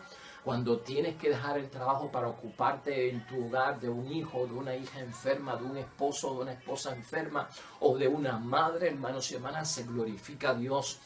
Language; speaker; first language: Spanish; native; Spanish